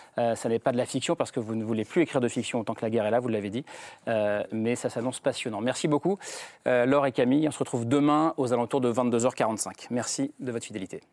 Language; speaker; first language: French; native; French